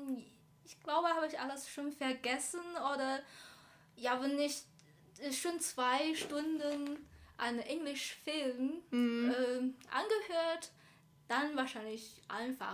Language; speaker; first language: German; non-native, learner; Chinese